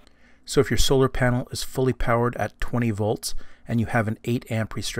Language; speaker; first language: English; native; English